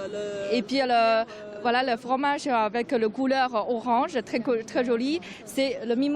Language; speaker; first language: French; non-native, fluent; Chinese